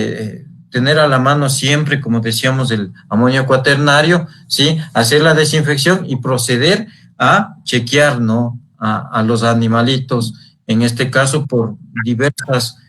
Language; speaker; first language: Spanish; native; Spanish